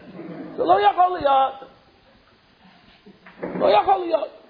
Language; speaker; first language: Hebrew; non-native, fluent; English